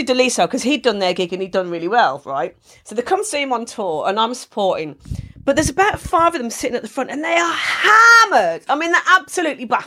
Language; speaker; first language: English; native; English